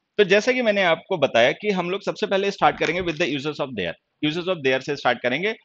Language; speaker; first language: Hindi; native; Hindi